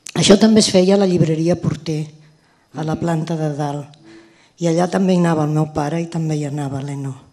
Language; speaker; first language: Catalan; early bilingual, heritage; Catalan